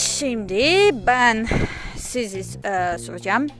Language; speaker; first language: Turkish; non-native, learner; English